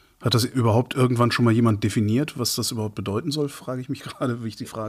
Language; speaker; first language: German; native; German